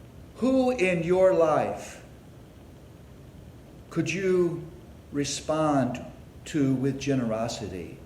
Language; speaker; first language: English; native; English